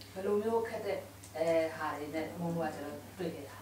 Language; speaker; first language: Dutch; non-native, learner; Burmese